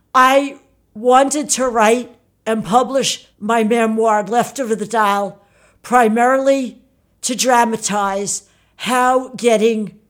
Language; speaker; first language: English; early bilingual, other home language; Italian